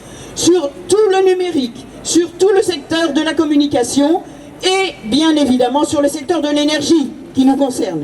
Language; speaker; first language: French; native; French